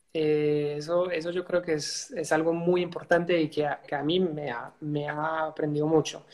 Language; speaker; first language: Spanish; non-native, fluent; French